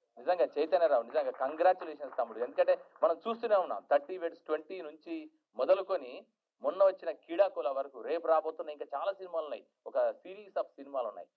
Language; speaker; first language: Telugu; native; Telugu